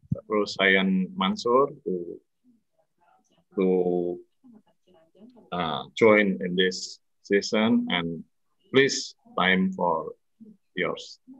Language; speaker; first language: English; non-native, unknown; Indonesian